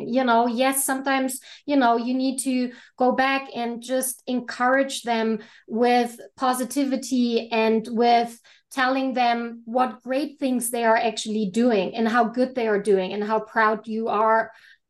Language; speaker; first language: English; non-native, fluent; German